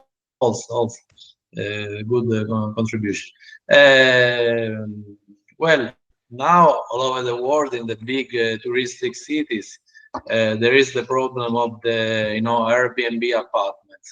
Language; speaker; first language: English; non-native, learner; Italian